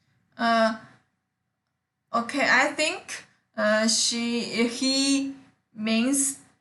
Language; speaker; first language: English; non-native, learner; Chinese